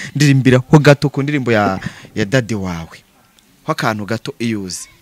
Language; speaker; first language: Kinyarwanda; native; Kinyarwanda